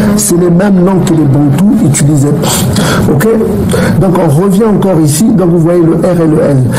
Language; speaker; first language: French; non-native, local second language; Kongo